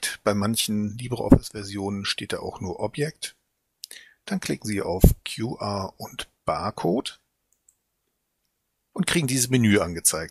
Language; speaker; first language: German; native; German